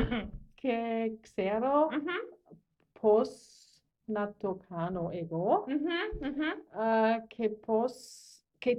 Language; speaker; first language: Greek; non-native, learner; German